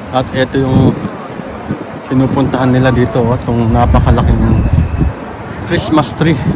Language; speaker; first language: Filipino; non-native, local second language; Iloko